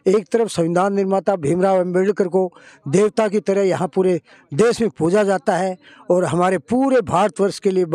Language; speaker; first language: Hindi; native; Hindi